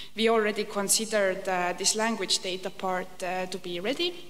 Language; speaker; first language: English; non-native, fluent; Estonian